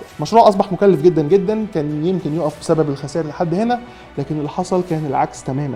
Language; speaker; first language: Arabic; native; Arabic